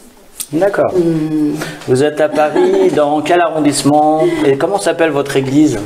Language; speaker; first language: French; native; French